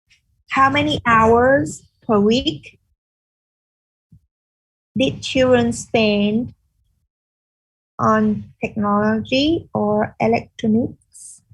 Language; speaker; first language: English; non-native, fluent; Vietnamese